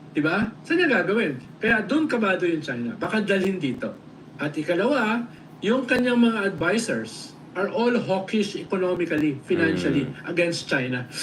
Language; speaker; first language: Filipino; native; Filipino